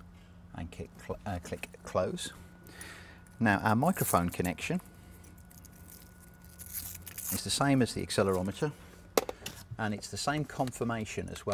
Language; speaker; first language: English; native; English